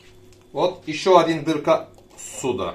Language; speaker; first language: Russian; non-native, learner; Turkish